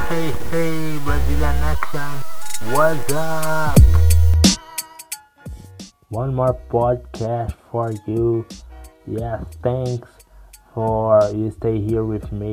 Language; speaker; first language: English; non-native, learner; Portuguese